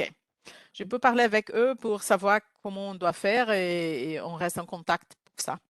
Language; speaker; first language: French; non-native, learner; Portuguese